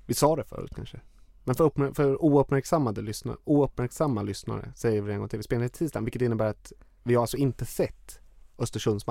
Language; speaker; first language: Swedish; native; Swedish